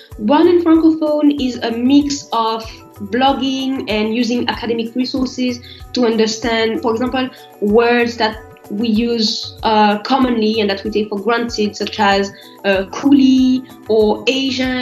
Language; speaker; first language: English; non-native, fluent; French